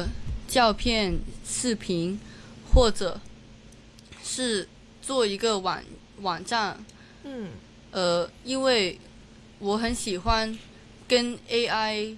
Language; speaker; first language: Chinese; non-native, learner; Cantonese